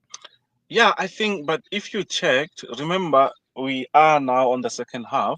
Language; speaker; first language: English; non-native, fluent; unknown